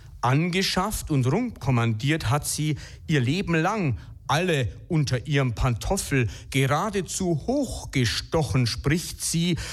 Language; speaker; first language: German; native; German